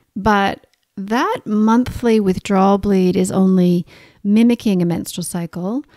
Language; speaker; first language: English; native; English